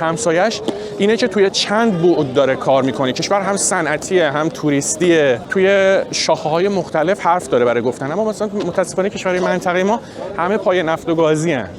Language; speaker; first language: Persian; native; Persian